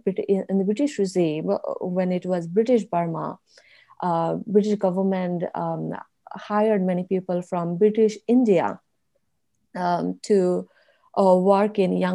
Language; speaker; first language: English; non-native, local second language; Bangla